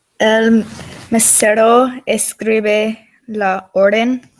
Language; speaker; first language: Spanish; non-native, learner; English